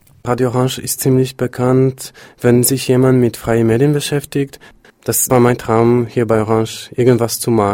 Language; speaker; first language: German; non-native, fluent; Polish